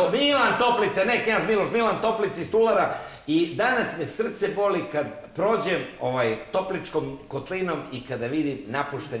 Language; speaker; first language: Serbian; native; Serbian